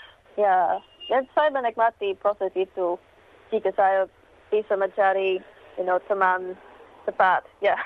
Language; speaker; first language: Indonesian; non-native, learner; English